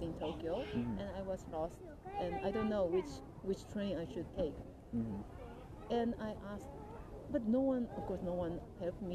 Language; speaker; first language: English; non-native, learner; Japanese